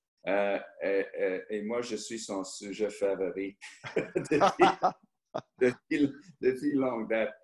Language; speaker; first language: French; early bilingual, heritage; French